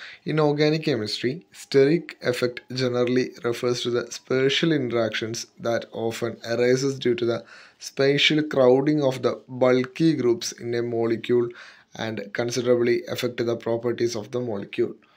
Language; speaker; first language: English; non-native, local second language; Malayalam